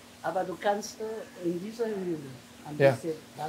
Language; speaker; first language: German; non-native, learner; Italian